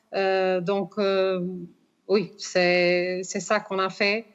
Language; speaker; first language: French; non-native, fluent; Portuguese